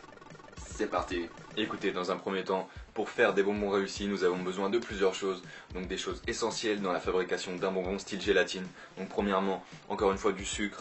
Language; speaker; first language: French; native; French